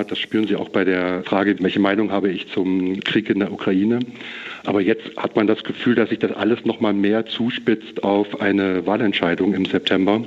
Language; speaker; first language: German; native; German